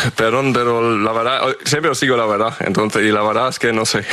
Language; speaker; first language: Spanish; non-native, fluent; German